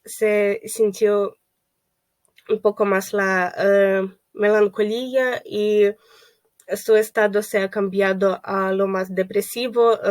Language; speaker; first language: Spanish; non-native, fluent; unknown